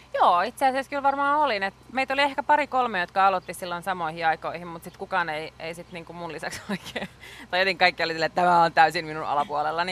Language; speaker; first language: Finnish; native; Finnish